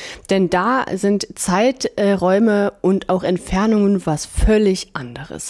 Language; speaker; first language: German; native; German